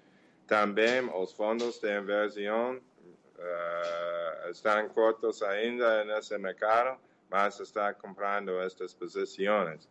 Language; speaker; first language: Portuguese; non-native, learner; English